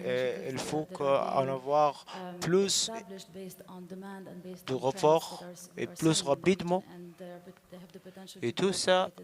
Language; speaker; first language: French; non-native, learner; Arabic